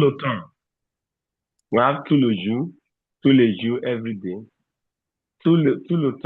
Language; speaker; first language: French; non-native, fluent; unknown